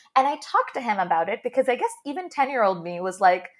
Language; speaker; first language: English; non-native, fluent; Arabic